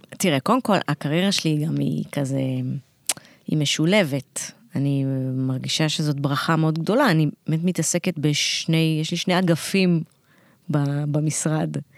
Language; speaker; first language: Hebrew; early bilingual, other home language; Russian